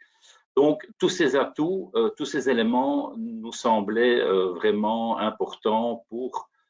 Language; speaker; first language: French; native; French